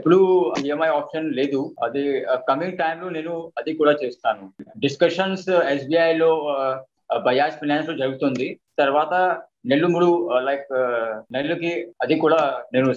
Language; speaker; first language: Telugu; non-native, local second language; Hindi